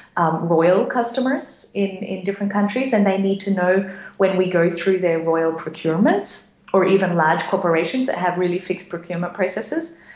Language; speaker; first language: English; native; English